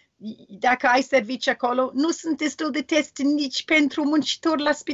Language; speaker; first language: Romanian; non-native, learner; English